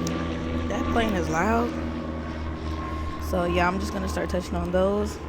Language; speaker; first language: English; native; English